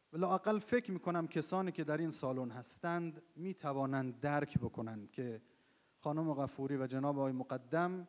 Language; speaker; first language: Persian; native; Persian